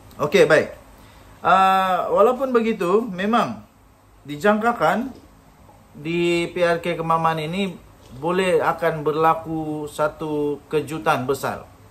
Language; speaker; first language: Malay; native; Malay